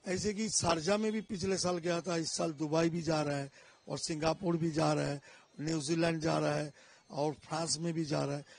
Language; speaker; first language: Hindi; non-native, local second language; Bangla